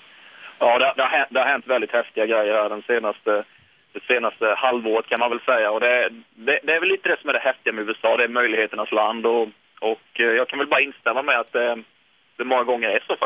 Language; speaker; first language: Swedish; native; Swedish